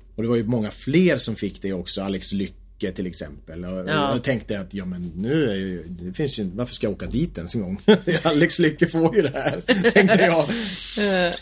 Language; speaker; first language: Swedish; native; Swedish